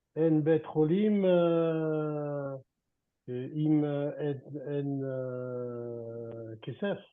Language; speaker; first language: Hebrew; non-native, learner; French